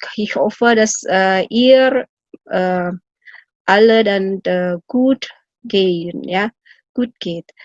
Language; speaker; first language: German; non-native, fluent; Indonesian